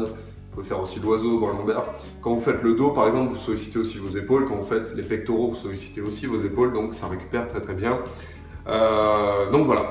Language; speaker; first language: French; native; French